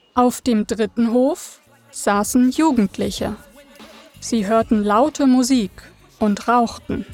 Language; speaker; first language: German; native; German